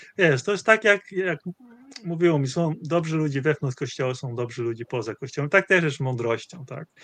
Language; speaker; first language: Polish; non-native, fluent; Dutch